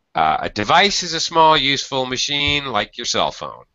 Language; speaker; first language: English; native; English